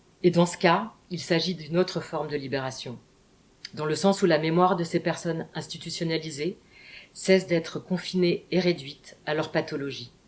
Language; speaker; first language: French; native; French